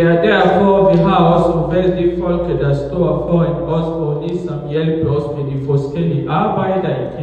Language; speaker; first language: Danish; non-native, fluent; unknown